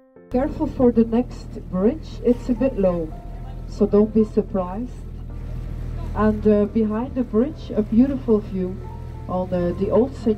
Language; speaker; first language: English; non-native, fluent; Dutch